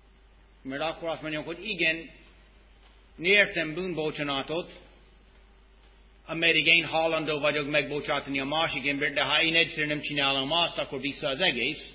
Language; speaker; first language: Hungarian; non-native, fluent; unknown